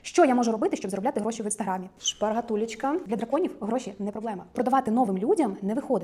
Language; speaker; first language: Ukrainian; native; Ukrainian